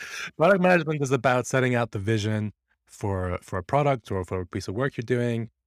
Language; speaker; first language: English; early bilingual, other home language; Persian